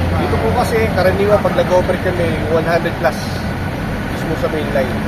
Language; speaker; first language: Filipino; native; Filipino